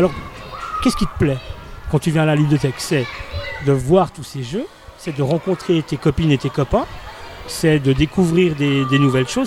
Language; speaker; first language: French; native; French